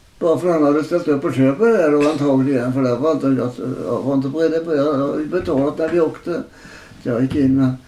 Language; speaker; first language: Swedish; native; Swedish